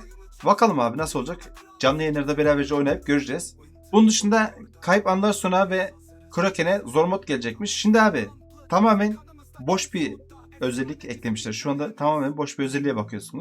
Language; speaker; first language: Turkish; native; Turkish